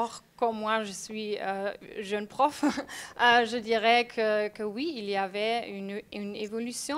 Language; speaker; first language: French; non-native, fluent; German